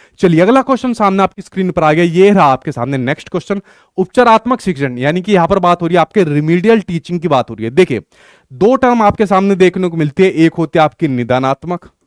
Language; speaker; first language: Hindi; native; Hindi